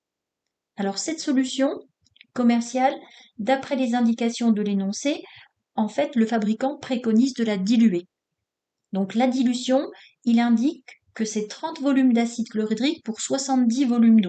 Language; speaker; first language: French; native; French